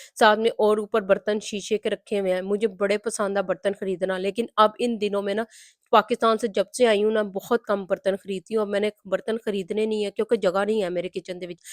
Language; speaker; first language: Urdu; non-native, local second language; Punjabi